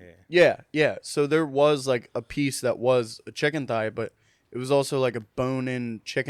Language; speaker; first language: English; native; English